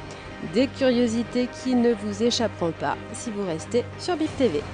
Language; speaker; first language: French; native; French